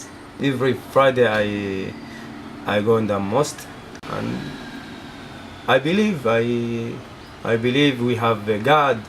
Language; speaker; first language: English; non-native, learner; Arabic